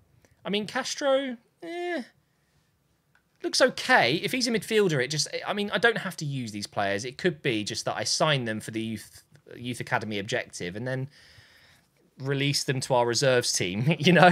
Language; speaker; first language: English; native; English